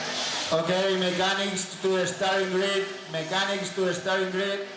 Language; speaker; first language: English; non-native, fluent; Portuguese